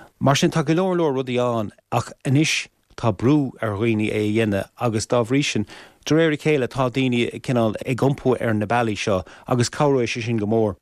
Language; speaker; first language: Irish; native; Irish